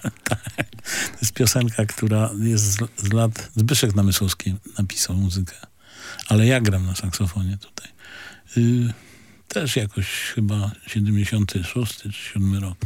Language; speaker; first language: Polish; native; Polish